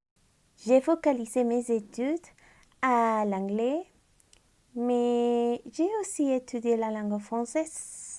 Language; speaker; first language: French; non-native, fluent; Spanish